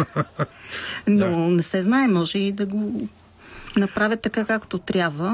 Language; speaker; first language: Bulgarian; native; Bulgarian